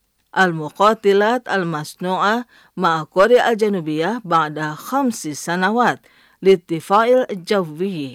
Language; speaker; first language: Arabic; non-native, fluent; Indonesian